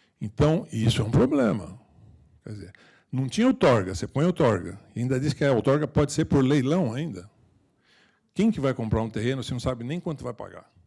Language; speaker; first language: Portuguese; native; Portuguese